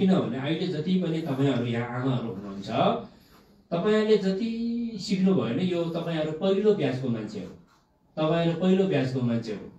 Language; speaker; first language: Nepali; non-native, local second language; Gurung